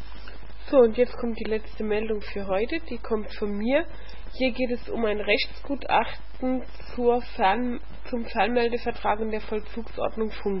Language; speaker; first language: German; native; German